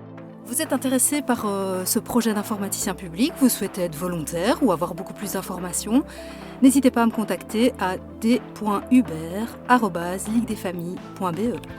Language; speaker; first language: French; native; French